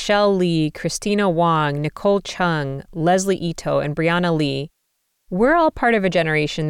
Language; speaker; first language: English; native; English